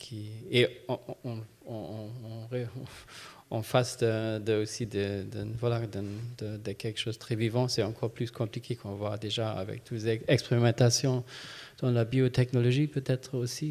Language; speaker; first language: French; non-native, fluent; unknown